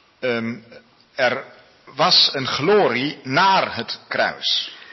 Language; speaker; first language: Dutch; non-native, learner; Spanish